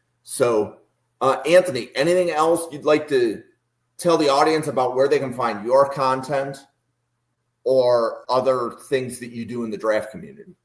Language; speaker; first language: English; native; English